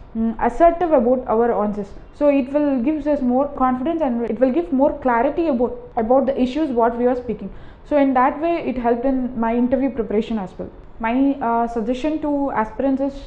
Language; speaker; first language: English; non-native, local second language; Tamil